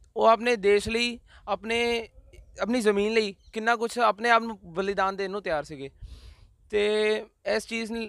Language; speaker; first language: Punjabi; native; Punjabi